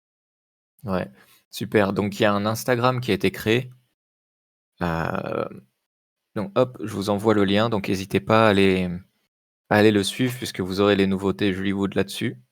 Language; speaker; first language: French; native; French